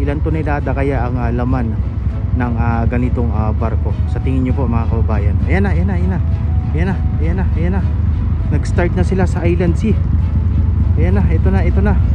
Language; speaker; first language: Filipino; native; Filipino